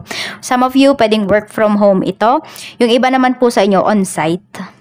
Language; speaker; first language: Filipino; native; Filipino